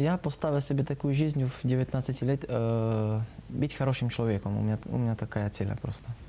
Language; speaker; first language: Russian; non-native, learner; Slovak